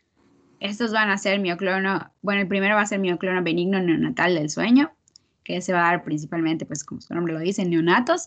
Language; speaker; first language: Spanish; native; Spanish